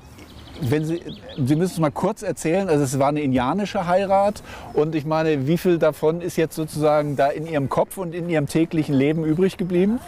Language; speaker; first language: German; native; German